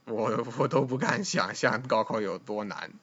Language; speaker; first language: Chinese; non-native, fluent; English